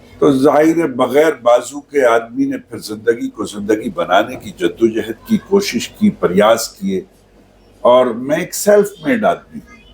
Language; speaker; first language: Urdu; native; Urdu